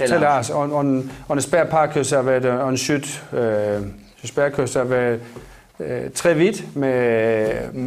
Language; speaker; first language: French; non-native, learner; Danish